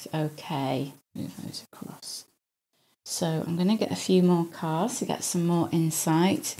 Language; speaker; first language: English; native; English